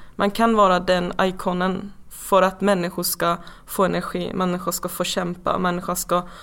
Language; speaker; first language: Swedish; non-native, fluent; Persian